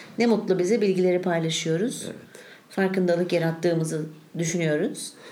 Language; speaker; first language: Turkish; native; Turkish